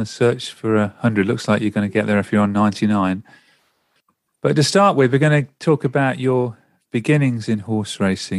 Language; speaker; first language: English; native; English